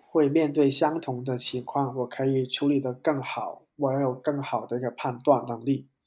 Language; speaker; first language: Chinese; non-native, local second language; Cantonese